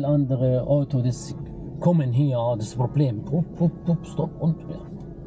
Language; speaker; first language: German; non-native, learner; Arabic